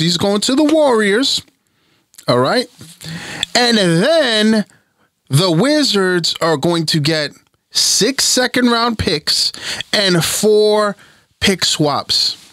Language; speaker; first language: English; native; English